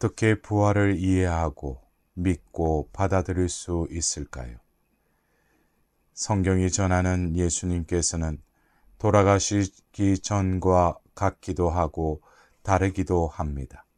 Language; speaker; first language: Korean; native; Korean